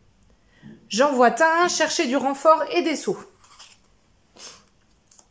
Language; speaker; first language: French; native; French